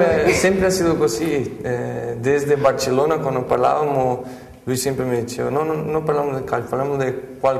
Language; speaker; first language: Italian; non-native, fluent; Portuguese